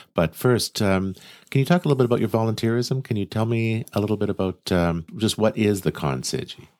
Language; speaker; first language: English; native; English